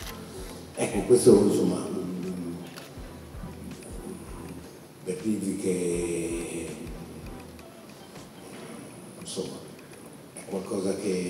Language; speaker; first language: Italian; native; Italian